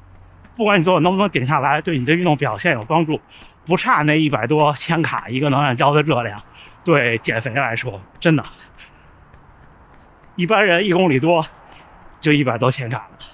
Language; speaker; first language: Chinese; native; Chinese